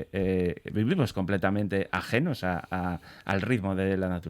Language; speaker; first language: Spanish; native; Spanish